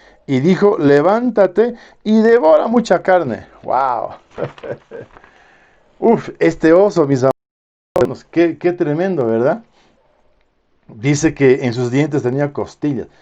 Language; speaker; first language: Spanish; native; Spanish